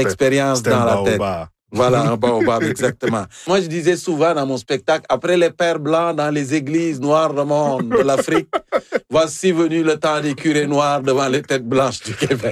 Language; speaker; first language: French; native; French